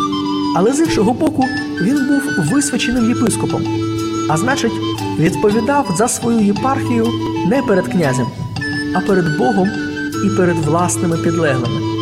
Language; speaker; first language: Ukrainian; native; Ukrainian